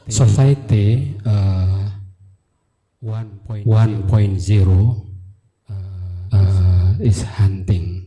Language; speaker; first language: English; non-native, learner; Indonesian